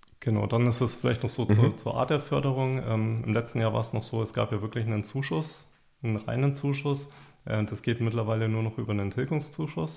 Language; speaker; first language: German; native; German